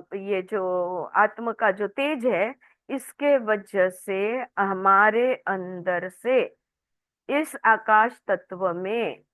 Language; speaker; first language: Hindi; non-native, local second language; Marathi